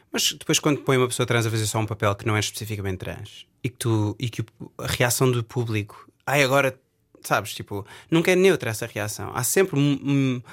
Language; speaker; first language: Portuguese; native; Portuguese